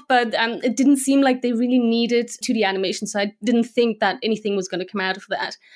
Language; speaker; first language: English; non-native, fluent; Slovak